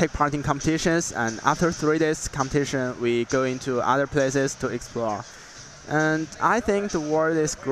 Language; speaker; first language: English; non-native, learner; Chinese